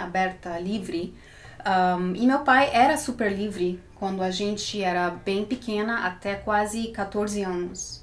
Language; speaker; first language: Portuguese; early bilingual, heritage; Portuguese